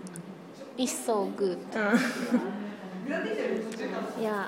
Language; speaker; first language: German; non-native, learner; Japanese